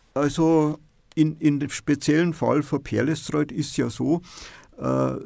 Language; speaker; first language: German; native; German